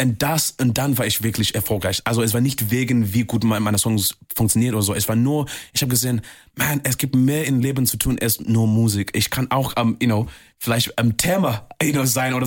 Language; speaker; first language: German; non-native, fluent; English